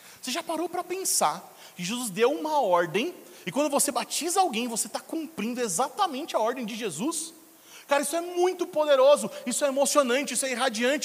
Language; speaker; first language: Portuguese; native; Portuguese